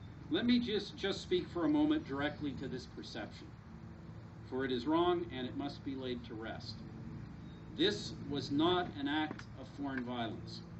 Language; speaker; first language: English; native; English